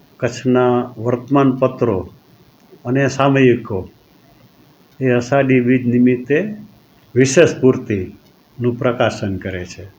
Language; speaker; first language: Gujarati; non-native, local second language; Kachhi